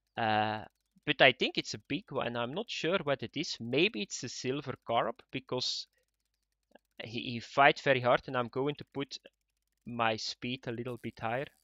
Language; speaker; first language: English; non-native, fluent; Dutch